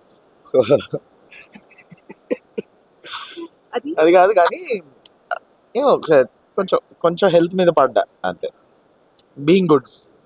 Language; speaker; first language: Telugu; native; Telugu